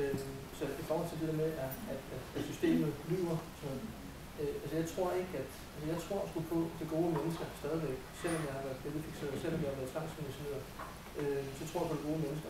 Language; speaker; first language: Danish; native; Danish